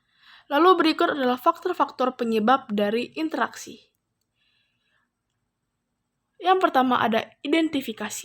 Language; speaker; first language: Indonesian; native; Indonesian